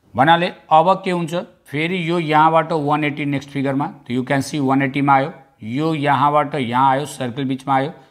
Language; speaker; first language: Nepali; non-native, local second language; Bhojpuri